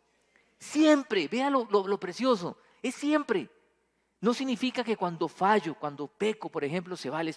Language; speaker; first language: Spanish; native; Spanish